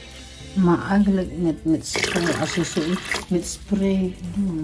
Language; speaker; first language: Dutch; non-native, learner; Indonesian